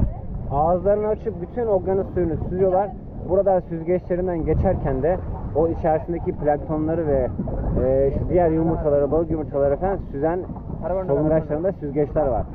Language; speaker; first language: Turkish; native; Turkish